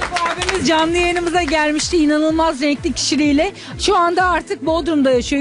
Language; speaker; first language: Turkish; native; Turkish